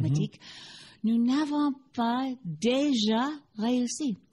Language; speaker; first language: French; non-native, learner; English